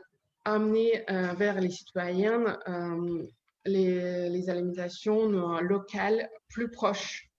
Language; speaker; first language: French; non-native, learner; Ukrainian